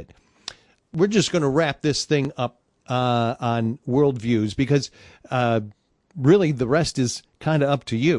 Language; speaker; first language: English; native; English